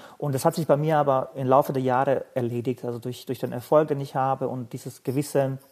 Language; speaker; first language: German; non-native, fluent; Bosnian